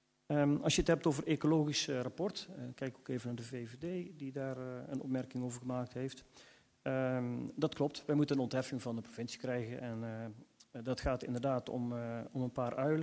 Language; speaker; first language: Dutch; native; Dutch